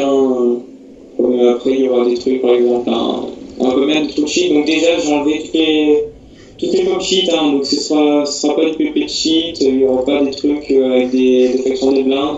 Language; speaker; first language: French; native; French